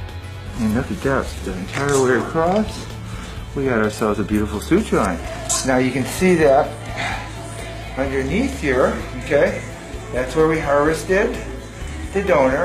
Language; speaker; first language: English; native; English